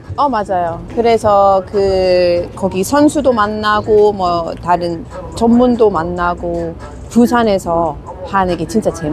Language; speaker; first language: Korean; non-native, fluent; English